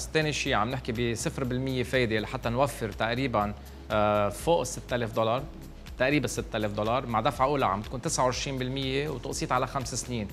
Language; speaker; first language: Arabic; native; Arabic